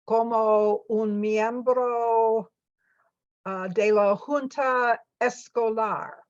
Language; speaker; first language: Spanish; non-native, learner; English